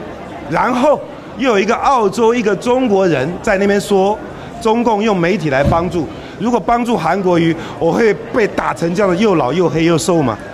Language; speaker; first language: Chinese; native; Chinese